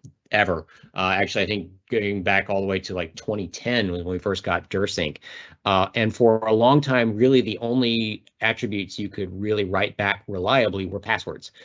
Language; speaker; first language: English; native; English